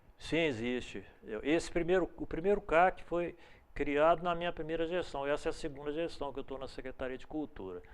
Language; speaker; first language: Portuguese; native; Portuguese